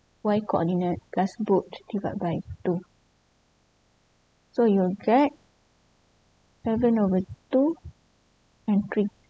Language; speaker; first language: English; non-native, local second language; Malay